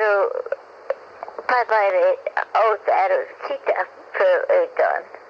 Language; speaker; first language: Italian; early bilingual, heritage; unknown